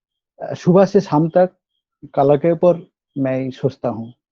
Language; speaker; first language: Hindi; non-native, local second language; Bangla